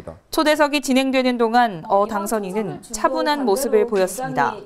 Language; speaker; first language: Korean; native; Korean